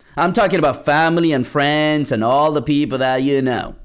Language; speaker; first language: English; early bilingual, other home language; Spanish